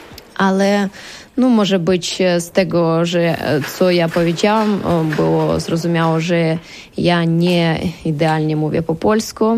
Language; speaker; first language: Polish; non-native, learner; Ukrainian